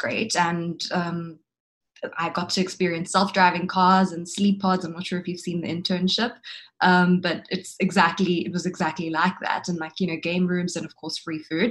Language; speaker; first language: English; native; English